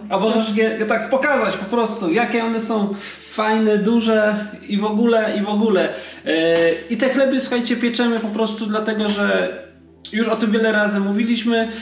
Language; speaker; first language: Polish; native; Polish